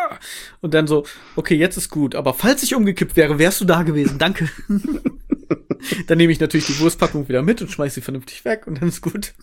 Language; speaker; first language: German; native; German